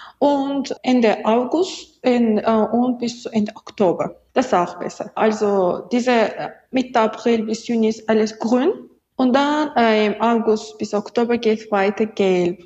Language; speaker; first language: German; non-native, learner; Azerbaijani